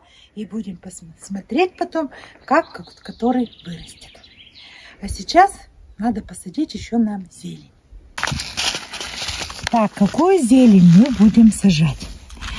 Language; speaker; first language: Russian; native; Russian